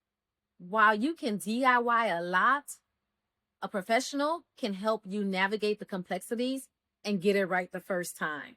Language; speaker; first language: English; native; English